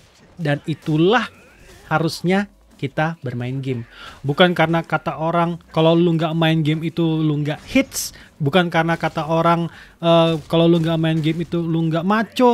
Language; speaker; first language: Indonesian; native; Indonesian